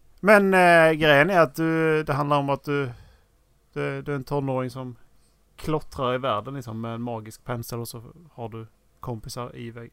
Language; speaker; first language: Swedish; native; Swedish